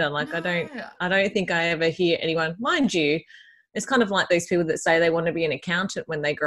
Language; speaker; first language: English; native; English